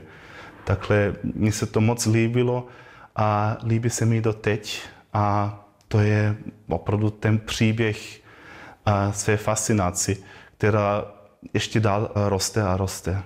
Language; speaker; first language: Czech; non-native, learner; German